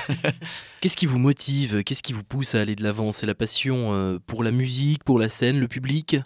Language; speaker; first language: French; native; French